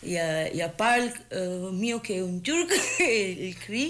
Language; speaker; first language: French; non-native, learner; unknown